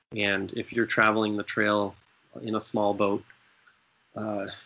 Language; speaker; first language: English; native; English